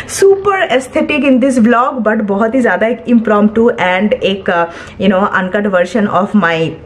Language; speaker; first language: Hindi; non-native, local second language; Bangla